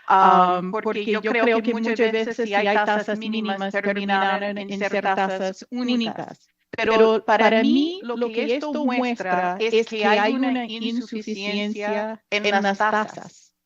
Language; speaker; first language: Spanish; non-native, fluent; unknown